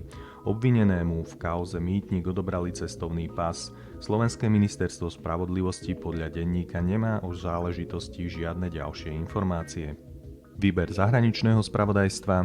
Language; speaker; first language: Slovak; native; Slovak